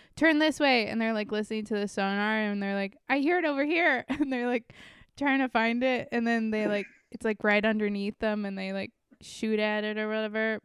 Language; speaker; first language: English; native; English